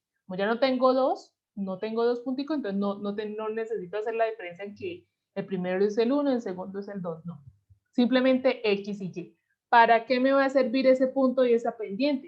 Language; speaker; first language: Spanish; native; Spanish